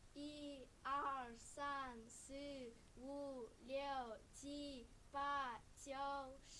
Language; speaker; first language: Chinese; non-native, fluent; Kyrgyz